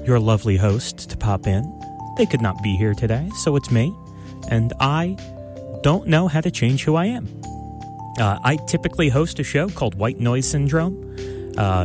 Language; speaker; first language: English; native; English